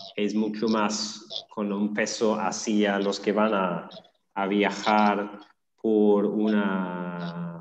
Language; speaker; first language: Spanish; non-native, fluent; English